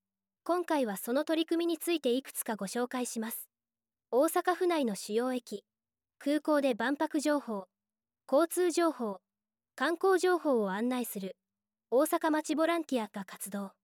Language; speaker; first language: Japanese; native; Japanese